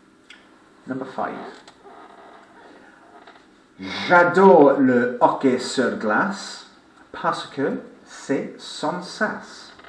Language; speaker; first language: French; non-native, fluent; English